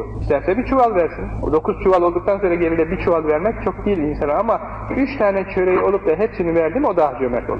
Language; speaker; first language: Turkish; native; Turkish